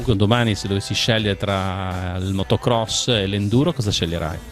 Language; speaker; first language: Italian; native; Italian